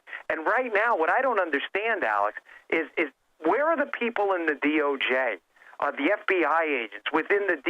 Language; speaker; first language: English; native; English